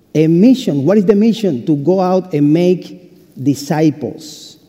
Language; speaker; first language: English; non-native, fluent; Spanish